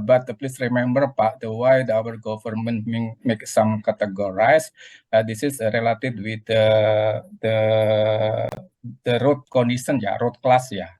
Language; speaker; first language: English; non-native, learner; Indonesian